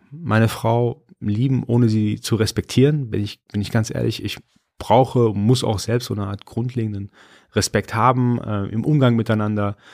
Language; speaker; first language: German; early bilingual, other home language; Persian